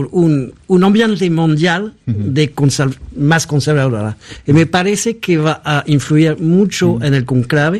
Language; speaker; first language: Spanish; non-native, fluent; French